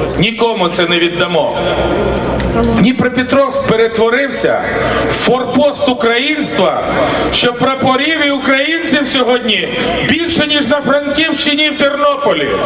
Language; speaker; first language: Ukrainian; non-native, local second language; Russian